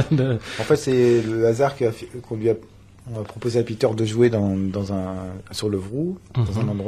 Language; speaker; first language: French; native; French